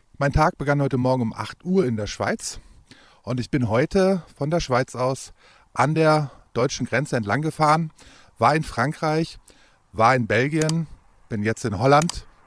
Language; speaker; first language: German; native; German